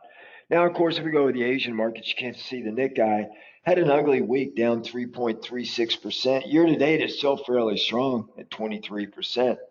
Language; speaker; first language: English; native; English